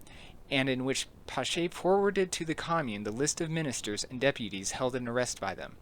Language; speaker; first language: English; native; English